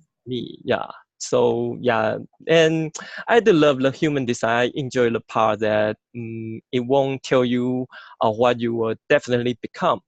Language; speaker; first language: English; non-native, fluent; Chinese